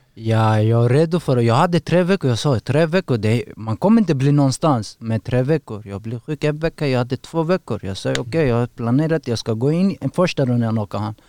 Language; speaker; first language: Swedish; non-native, learner; Persian